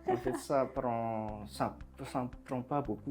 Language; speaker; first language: French; non-native, local second language; Malagasy